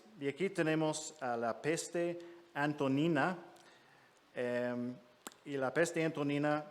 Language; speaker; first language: Spanish; non-native, fluent; English